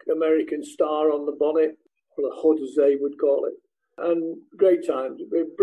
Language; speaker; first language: English; native; English